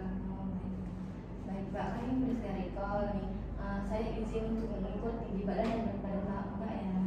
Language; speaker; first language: Indonesian; native; Indonesian